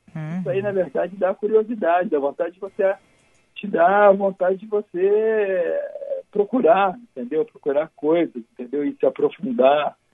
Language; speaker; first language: Portuguese; native; Portuguese